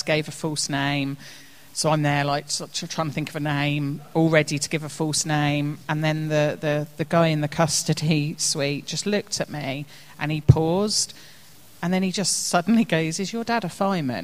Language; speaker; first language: English; native; English